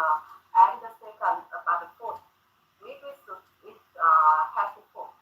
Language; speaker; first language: English; non-native, learner; Thai